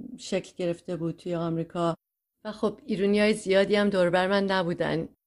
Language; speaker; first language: Persian; early bilingual, heritage; Persian